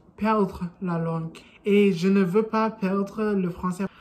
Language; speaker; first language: French; non-native, learner; English